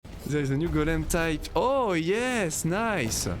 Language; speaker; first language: English; non-native, learner; French